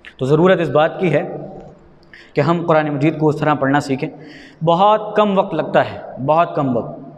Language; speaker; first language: Urdu; native; Urdu